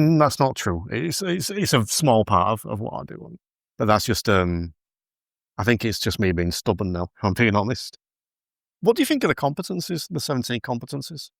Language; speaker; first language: English; native; English